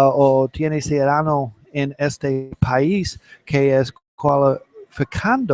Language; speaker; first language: Spanish; non-native, learner; English